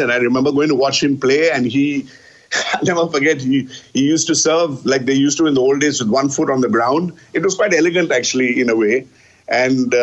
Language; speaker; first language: English; non-native, local second language; Bangla